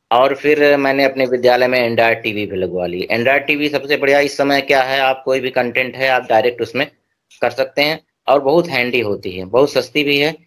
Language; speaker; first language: Hindi; native; Hindi